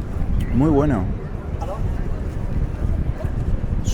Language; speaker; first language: Spanish; native; Spanish